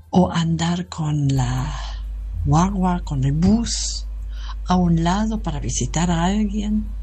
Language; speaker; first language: Spanish; non-native, fluent; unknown